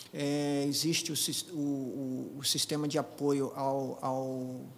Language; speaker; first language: Portuguese; native; Portuguese